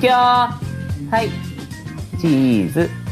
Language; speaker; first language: Japanese; non-native, learner; Korean